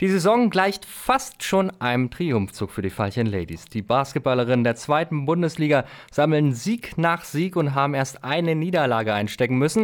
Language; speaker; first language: German; native; German